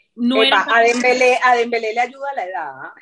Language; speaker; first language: Spanish; native; Spanish